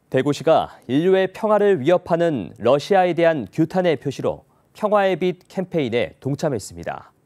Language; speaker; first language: Korean; native; Korean